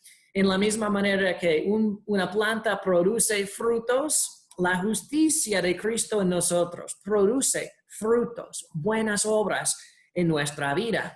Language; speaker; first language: Spanish; non-native, fluent; English